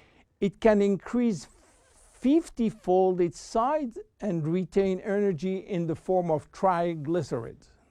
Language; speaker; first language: English; non-native, fluent; French